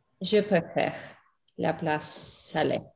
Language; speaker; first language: French; non-native, learner; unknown